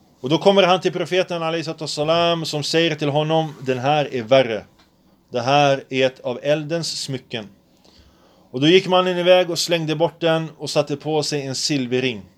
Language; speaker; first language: Swedish; early bilingual, other home language; Arabic